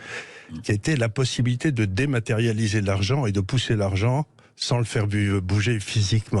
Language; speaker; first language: French; native; French